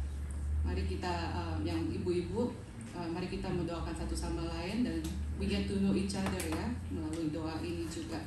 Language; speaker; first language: Indonesian; native; Indonesian